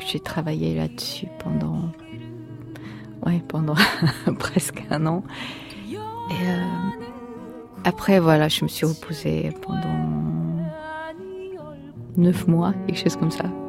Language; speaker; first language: French; non-native, fluent; Korean